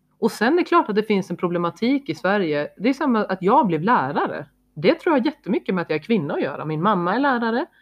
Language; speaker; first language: Swedish; native; Swedish